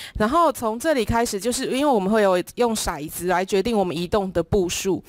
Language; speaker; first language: Chinese; native; Chinese